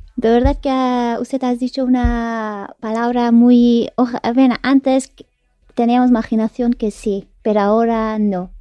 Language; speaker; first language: Spanish; non-native, learner; Persian